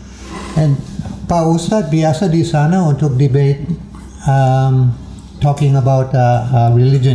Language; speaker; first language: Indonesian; non-native, fluent; English